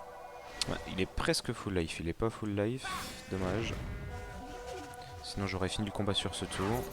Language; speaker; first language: French; native; French